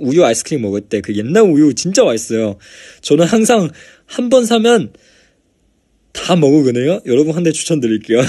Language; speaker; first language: Korean; non-native, fluent; Chinese